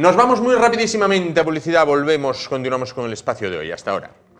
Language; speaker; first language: Spanish; native; Spanish